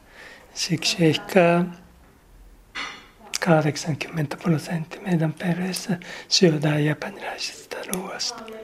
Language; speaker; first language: Finnish; non-native, learner; Japanese